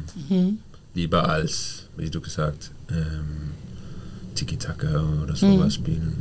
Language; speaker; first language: German; non-native, fluent; Danish